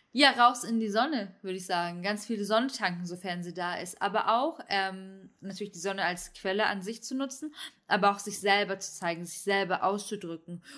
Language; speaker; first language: German; early bilingual, other home language; Turkish